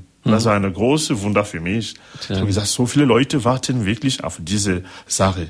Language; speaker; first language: German; non-native, learner; French